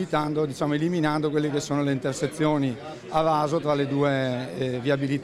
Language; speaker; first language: Italian; native; Italian